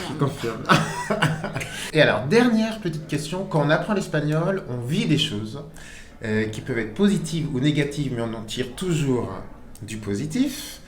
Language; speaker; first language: French; native; French